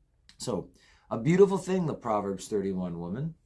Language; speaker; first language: English; native; English